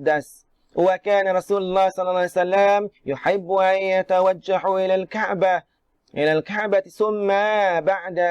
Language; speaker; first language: Arabic; non-native, fluent; Malay